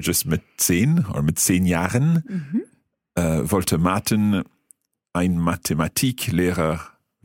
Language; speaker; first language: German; non-native, fluent; English